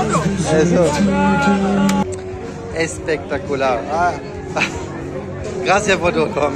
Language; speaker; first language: Spanish; non-native, learner; German